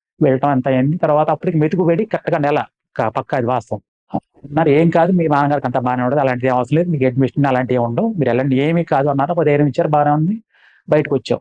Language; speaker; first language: Telugu; non-native, local second language; Malayalam